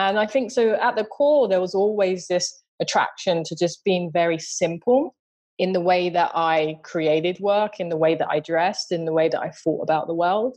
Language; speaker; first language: English; native; English